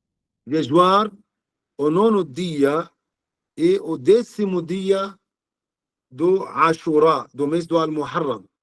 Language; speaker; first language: Portuguese; non-native, learner; Arabic